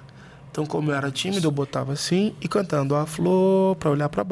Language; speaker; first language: Portuguese; native; Portuguese